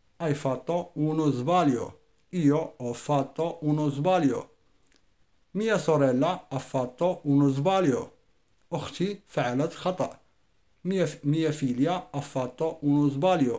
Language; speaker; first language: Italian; non-native, fluent; Arabic